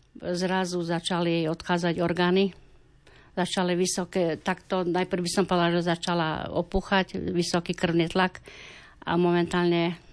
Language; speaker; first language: Slovak; native; Slovak